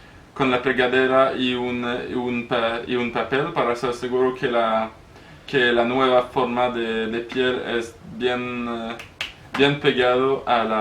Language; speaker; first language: Spanish; non-native, learner; French